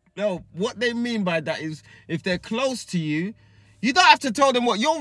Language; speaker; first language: English; native; English